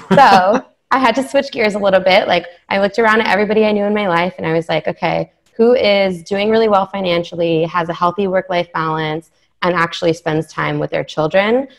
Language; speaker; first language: English; native; English